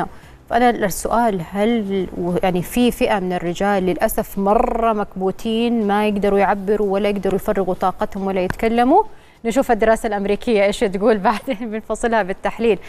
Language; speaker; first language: Arabic; native; Arabic